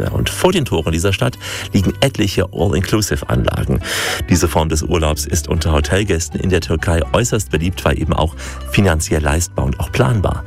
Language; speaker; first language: German; native; German